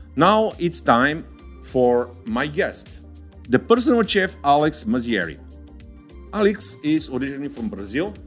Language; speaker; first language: English; non-native, fluent; Bulgarian